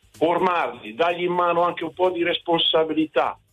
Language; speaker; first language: Italian; native; Italian